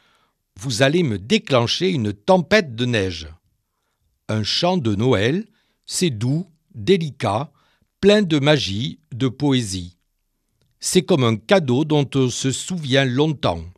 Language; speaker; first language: French; native; French